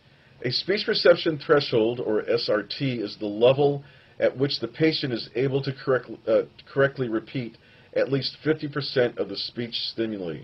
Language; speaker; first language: English; native; English